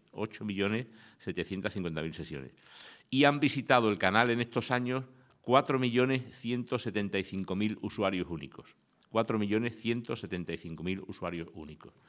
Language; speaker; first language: Spanish; native; Spanish